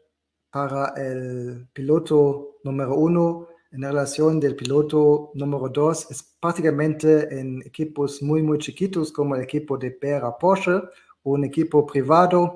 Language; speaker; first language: Spanish; non-native, fluent; German